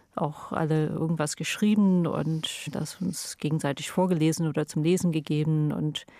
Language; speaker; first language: German; non-native, fluent; English